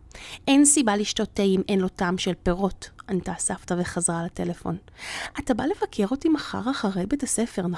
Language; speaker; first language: Hebrew; native; Hebrew